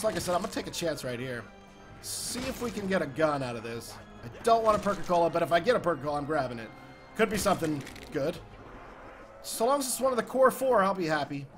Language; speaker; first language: English; native; English